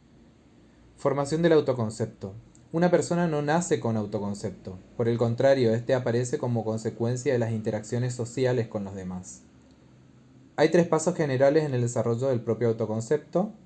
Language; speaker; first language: Spanish; native; Spanish